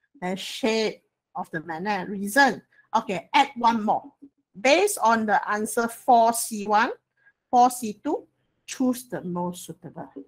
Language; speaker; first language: English; non-native, local second language; Chinese